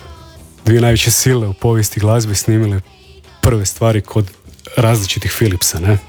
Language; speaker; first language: Serbian; native; Serbian